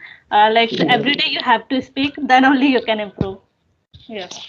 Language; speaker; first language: English; non-native, local second language; Hindi